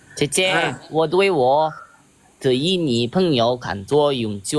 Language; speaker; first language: Chinese; non-native, learner; Indonesian